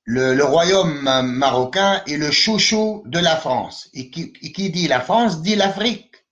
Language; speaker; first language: French; non-native, local second language; Arabic